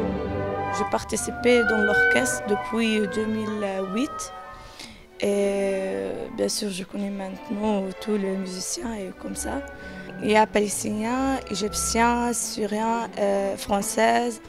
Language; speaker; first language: French; non-native, learner; Arabic